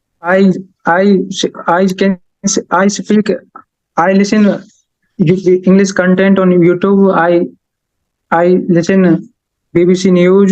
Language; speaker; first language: English; non-native, learner; Haryanvi